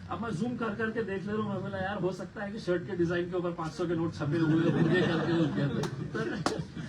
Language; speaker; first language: Hindi; non-native, local second language; Marathi